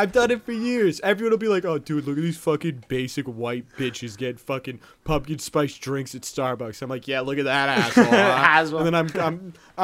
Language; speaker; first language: English; native; English